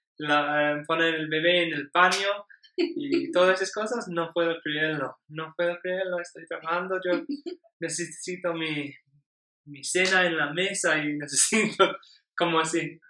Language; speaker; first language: Spanish; non-native, learner; English